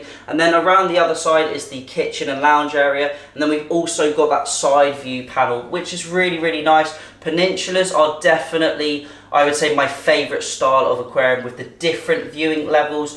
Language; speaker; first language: English; native; English